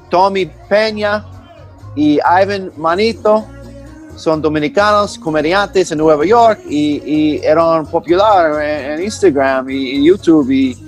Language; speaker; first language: Spanish; non-native, fluent; English